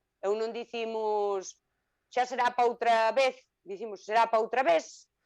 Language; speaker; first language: Galician; native; Galician